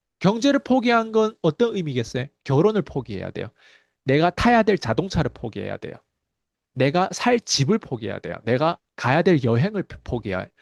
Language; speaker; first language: Korean; early bilingual, heritage; Korean